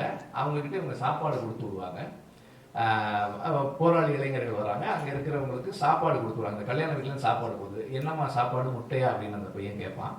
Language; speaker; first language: Tamil; native; Tamil